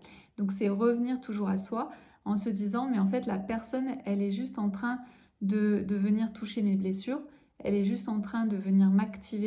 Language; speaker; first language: French; native; French